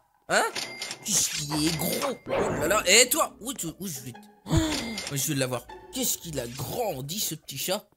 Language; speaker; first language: French; native; French